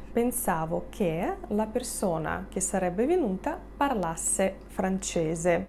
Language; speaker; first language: Italian; non-native, fluent; Russian